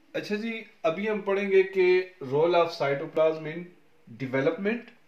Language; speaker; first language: Urdu; non-native, local second language; Punjabi